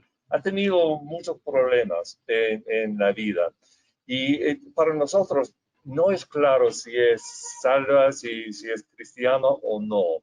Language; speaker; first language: Spanish; non-native, fluent; English